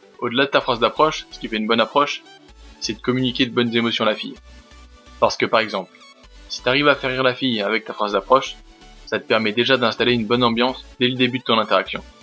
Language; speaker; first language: French; native; French